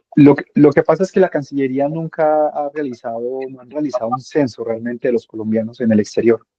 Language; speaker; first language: Spanish; native; Spanish